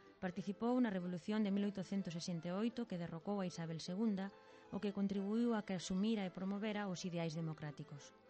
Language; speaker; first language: Galician; native; Galician